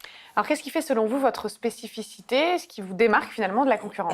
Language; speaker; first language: French; native; French